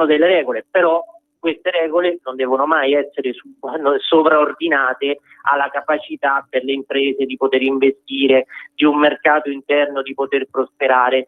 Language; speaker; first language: Italian; native; Italian